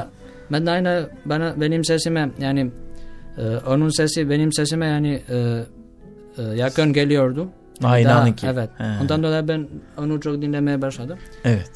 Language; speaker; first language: Turkish; non-native, learner; Albanian